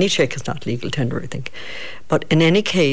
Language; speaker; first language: English; native; English